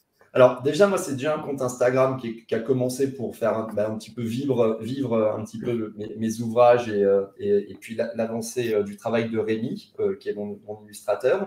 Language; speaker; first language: French; native; French